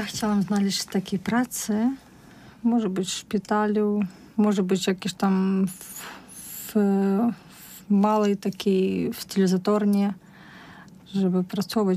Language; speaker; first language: Polish; non-native, learner; Russian